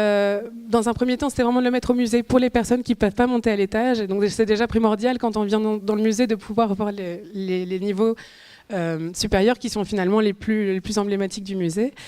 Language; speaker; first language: French; native; French